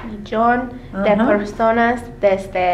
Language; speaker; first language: Spanish; non-native, learner; English